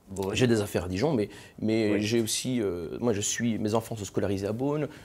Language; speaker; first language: French; native; French